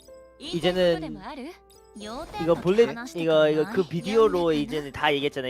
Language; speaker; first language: Korean; early bilingual, heritage; Korean